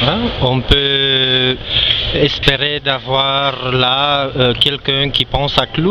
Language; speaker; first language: French; non-native, local second language; Romanian